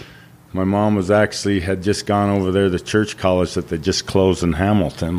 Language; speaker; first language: English; native; English